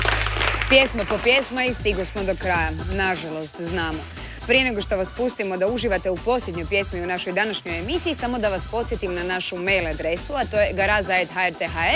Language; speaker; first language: Bosnian; native; Bosnian